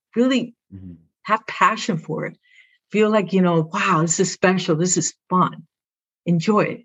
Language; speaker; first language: English; early bilingual, other home language; Spanish